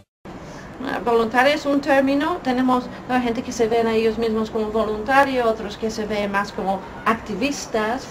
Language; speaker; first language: Spanish; non-native, fluent; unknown